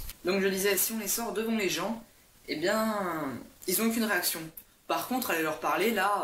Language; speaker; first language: French; native; French